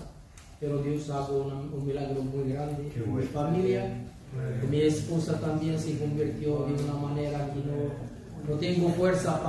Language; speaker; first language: Spanish; non-native, learner; Arabic